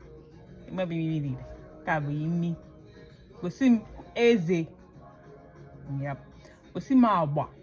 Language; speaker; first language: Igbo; non-native, learner; Indonesian